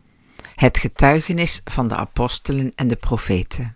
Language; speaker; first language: Dutch; native; Dutch